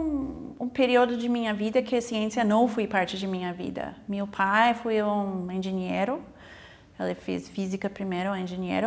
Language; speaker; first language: Portuguese; non-native, fluent; English